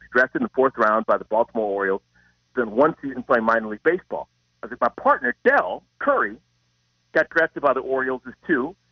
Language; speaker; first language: English; native; English